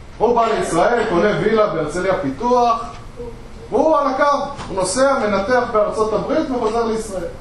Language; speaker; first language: Hebrew; native; Hebrew